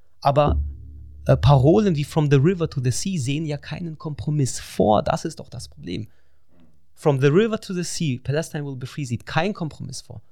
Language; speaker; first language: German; non-native, fluent; Russian